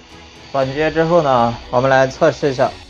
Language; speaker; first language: Chinese; native; Chinese